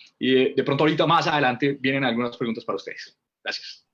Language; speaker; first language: Spanish; native; Spanish